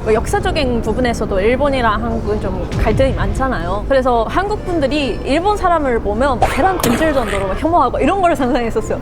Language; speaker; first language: Korean; non-native, fluent; Japanese